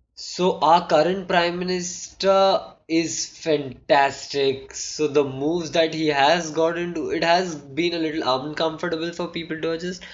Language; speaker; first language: English; non-native, local second language; Hindi